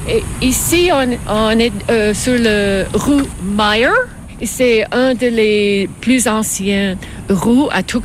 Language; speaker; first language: French; non-native, fluent; English